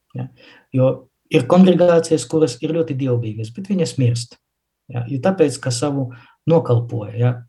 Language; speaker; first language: Latvian; non-native, local second language; Russian